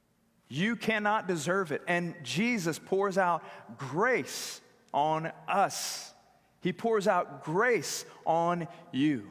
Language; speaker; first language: English; native; English